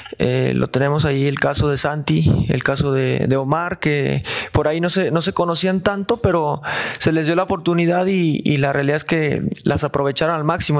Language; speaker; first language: Spanish; native; Spanish